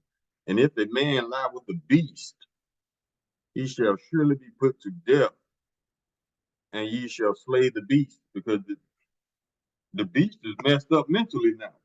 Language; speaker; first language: English; native; English